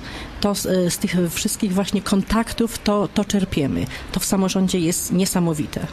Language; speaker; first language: Polish; native; Polish